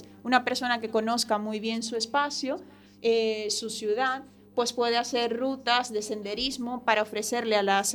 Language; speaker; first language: Spanish; native; Spanish